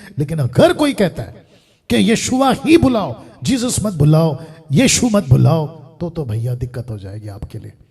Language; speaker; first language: Hindi; non-native, local second language; Telugu